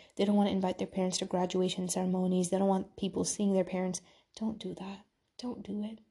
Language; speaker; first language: English; early bilingual, other home language; Urdu